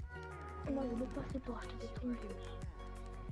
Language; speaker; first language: French; native; French